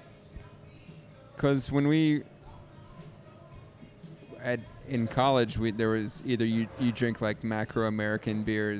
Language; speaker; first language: English; native; English